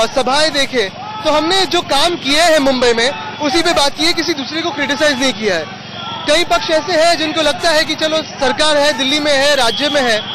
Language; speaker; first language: Hindi; non-native, local second language; Marathi